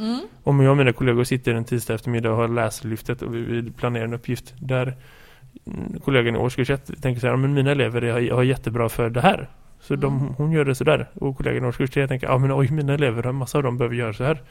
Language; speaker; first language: Swedish; native; Swedish